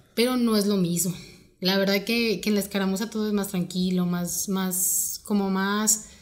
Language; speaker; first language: Spanish; native; Spanish